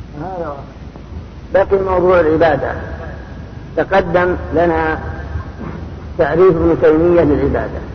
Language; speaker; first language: Arabic; native; Arabic